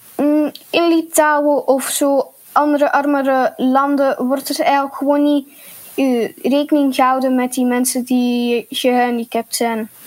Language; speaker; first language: Dutch; early bilingual, other home language; Lithuanian